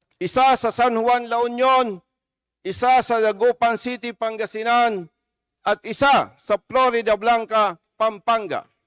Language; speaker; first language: Filipino; native; Filipino